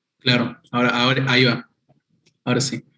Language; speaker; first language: Spanish; native; Spanish